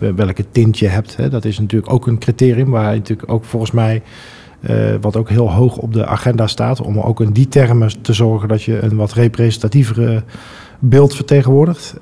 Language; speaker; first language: Dutch; native; Dutch